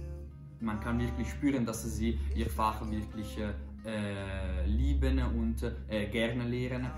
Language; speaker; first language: German; non-native, fluent; Italian